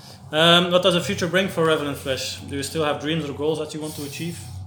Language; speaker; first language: English; non-native, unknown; Dutch